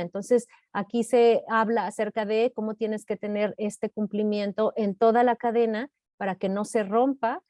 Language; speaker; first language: Spanish; native; Spanish